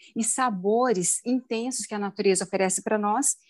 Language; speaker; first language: Portuguese; native; Portuguese